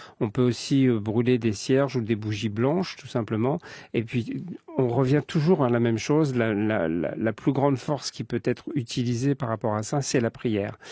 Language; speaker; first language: French; native; French